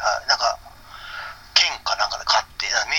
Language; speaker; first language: Japanese; native; Japanese